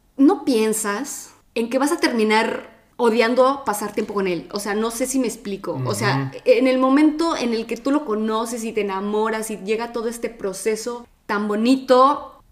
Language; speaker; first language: Spanish; native; Spanish